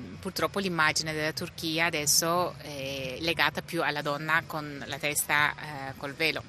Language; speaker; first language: Italian; non-native, fluent; Turkish